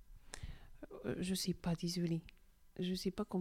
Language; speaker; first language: French; non-native, learner; Arabic